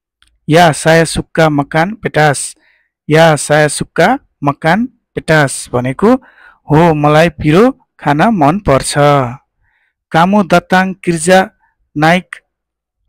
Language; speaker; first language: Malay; non-native, fluent; Nepali